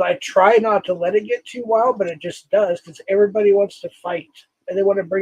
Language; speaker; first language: English; native; English